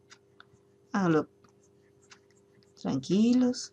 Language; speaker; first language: Spanish; native; Spanish